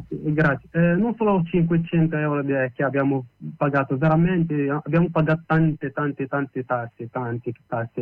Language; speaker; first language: Italian; non-native, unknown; Arabic